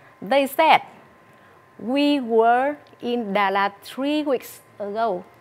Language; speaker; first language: English; non-native, fluent; Vietnamese